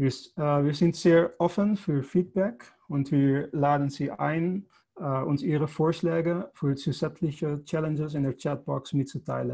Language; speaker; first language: German; non-native, fluent; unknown